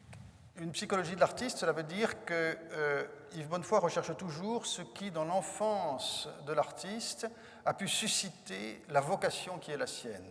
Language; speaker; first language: French; native; French